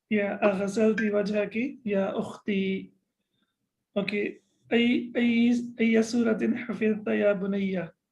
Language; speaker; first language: Arabic; non-native, fluent; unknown